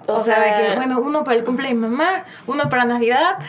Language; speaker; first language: Spanish; native; Spanish